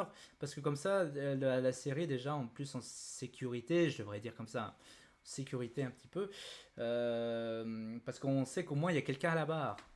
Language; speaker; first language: French; native; French